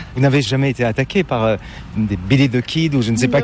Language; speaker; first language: French; native; French